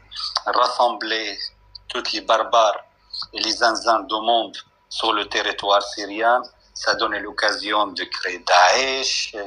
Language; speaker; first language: French; non-native, fluent; Arabic